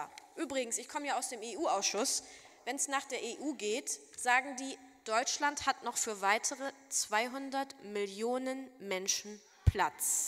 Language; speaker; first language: German; native; German